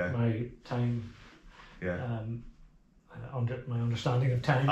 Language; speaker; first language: English; native; English